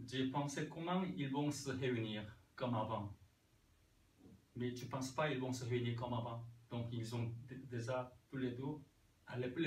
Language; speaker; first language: French; non-native, learner; Korean